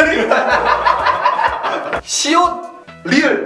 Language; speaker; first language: Korean; native; Korean